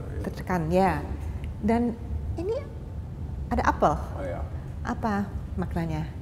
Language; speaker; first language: Indonesian; non-native, fluent; English